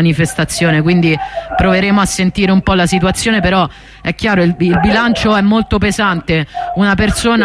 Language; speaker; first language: Italian; native; Italian